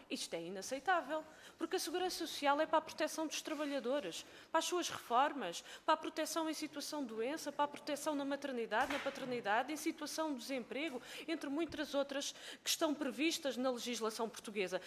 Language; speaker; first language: Portuguese; native; Portuguese